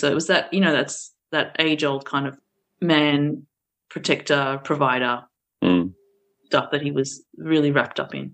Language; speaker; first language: English; early bilingual, other home language; Portuguese